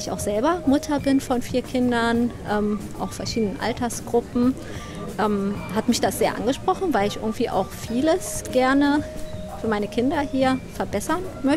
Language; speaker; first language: German; native; German